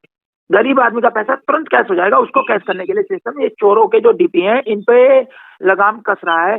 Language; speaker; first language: Hindi; native; Hindi